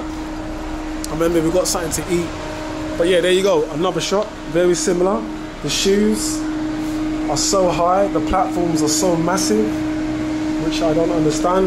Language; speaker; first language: English; native; English